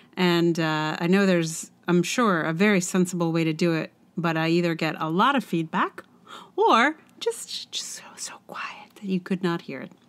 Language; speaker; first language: English; native; English